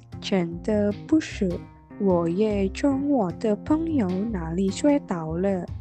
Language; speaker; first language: Chinese; non-native, learner; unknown